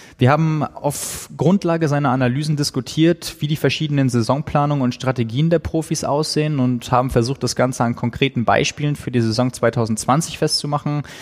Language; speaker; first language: German; native; German